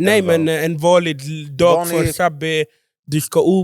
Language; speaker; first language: Swedish; non-native, fluent; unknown